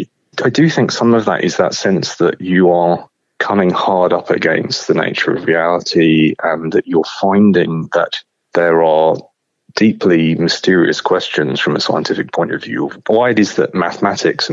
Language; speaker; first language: English; native; English